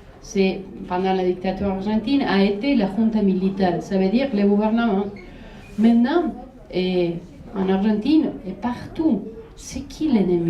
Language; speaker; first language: French; non-native, fluent; Spanish